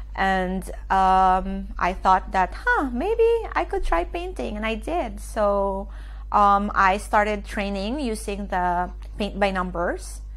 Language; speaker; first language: English; non-native, local second language; Filipino